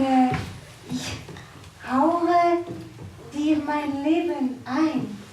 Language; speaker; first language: German; non-native, learner; French